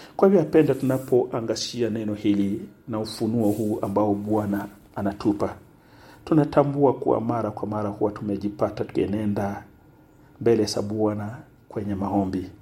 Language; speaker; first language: Swahili; non-native, local second language; Luyia